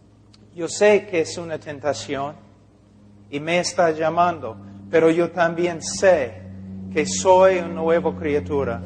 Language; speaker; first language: Spanish; non-native, fluent; English